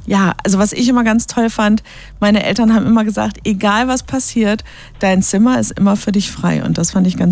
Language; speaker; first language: German; native; German